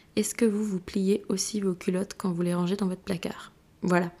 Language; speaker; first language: French; native; French